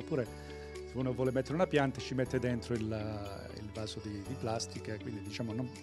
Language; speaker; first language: Italian; native; Italian